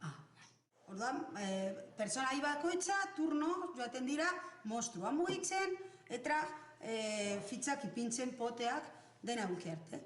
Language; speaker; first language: Basque; non-native, local second language; Spanish